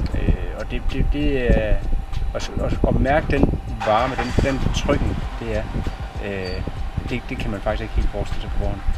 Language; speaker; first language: Danish; native; Danish